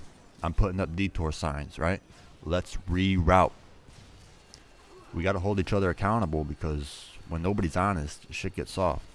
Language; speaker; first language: English; native; English